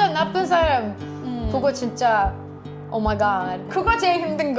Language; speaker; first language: Korean; non-native, fluent; English